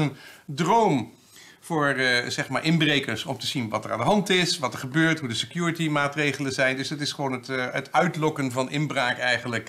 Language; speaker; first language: Dutch; native; Dutch